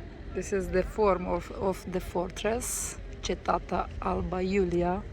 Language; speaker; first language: English; non-native, learner; Romanian